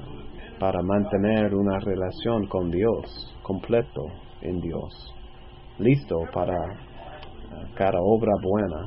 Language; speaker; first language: Spanish; non-native, fluent; English